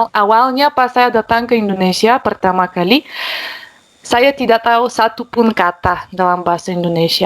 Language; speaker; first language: Indonesian; non-native, fluent; Bulgarian